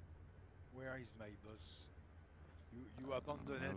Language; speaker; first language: English; non-native, learner; French